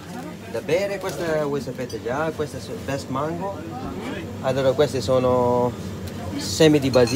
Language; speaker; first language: Italian; non-native, learner; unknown